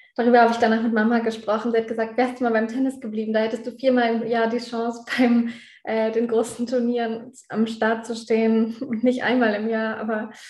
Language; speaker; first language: German; native; German